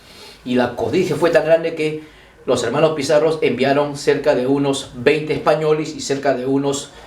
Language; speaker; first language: Spanish; native; Spanish